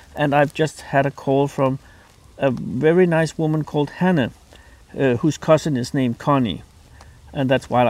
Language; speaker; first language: English; non-native, fluent; Danish